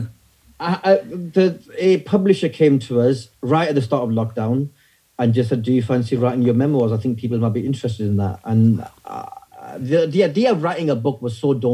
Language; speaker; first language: English; native; English